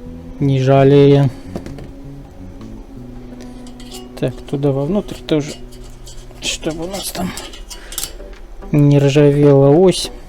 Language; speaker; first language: Russian; native; Russian